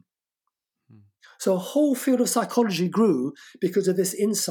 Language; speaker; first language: English; non-native, fluent; French